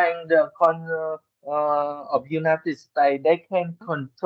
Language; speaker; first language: English; non-native, learner; Vietnamese